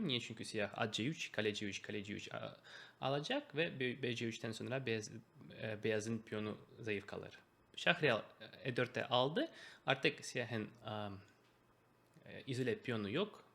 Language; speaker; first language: Turkish; non-native, fluent; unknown